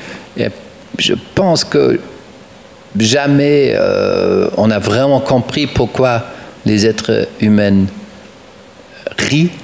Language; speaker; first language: French; non-native, fluent; German